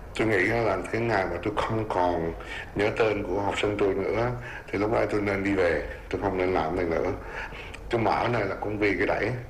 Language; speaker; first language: Vietnamese; early bilingual, heritage; Vietnamese